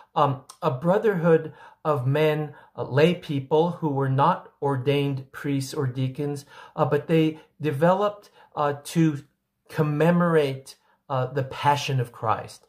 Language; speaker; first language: English; early bilingual, other home language; Spanish